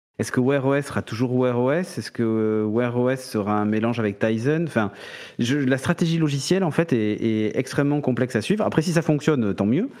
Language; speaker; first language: French; native; French